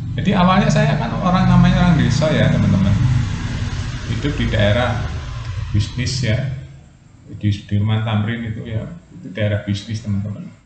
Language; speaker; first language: Indonesian; non-native, local second language; Javanese